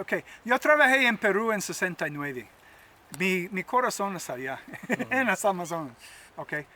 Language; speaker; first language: Spanish; non-native, learner; English